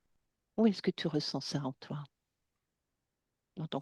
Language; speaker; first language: French; native; French